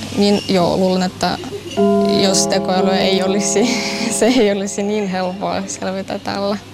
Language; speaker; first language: Finnish; non-native, learner; Russian